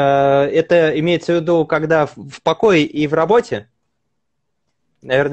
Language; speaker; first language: Russian; native; Russian